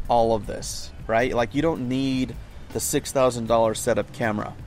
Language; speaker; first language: English; native; English